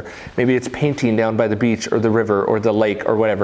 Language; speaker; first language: English; native; English